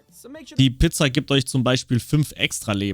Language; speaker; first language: German; native; German